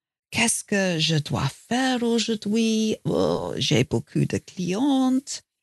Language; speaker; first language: French; non-native, learner; English